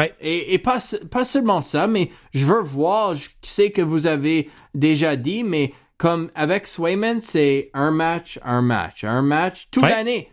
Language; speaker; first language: French; non-native, learner; English